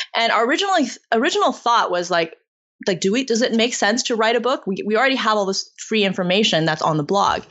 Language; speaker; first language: English; non-native, fluent; Chinese